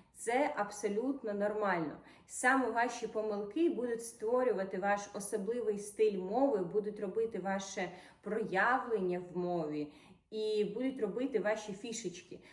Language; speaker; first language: Ukrainian; non-native, local second language; Russian